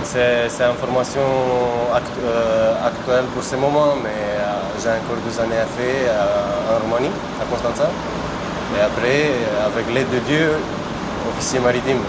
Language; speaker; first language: French; non-native, fluent; Romanian